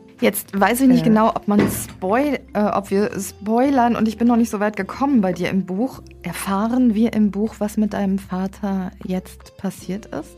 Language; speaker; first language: German; native; German